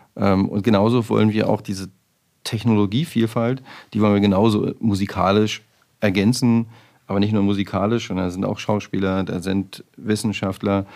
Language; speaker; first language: German; native; German